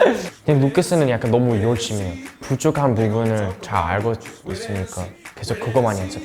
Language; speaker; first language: Korean; non-native, learner; English